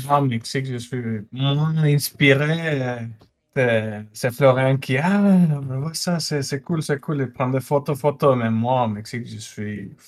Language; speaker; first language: French; non-native, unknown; Spanish